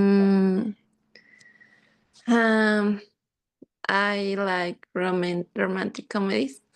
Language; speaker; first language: English; non-native, learner; Spanish